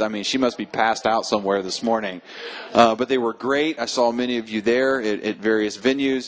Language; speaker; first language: English; native; English